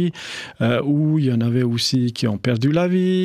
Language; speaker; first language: French; non-native, fluent; Albanian